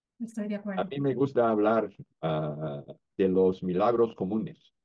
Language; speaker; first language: Spanish; non-native, fluent; English